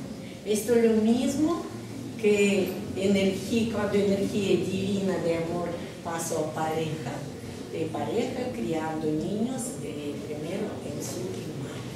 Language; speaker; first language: Spanish; non-native, learner; Russian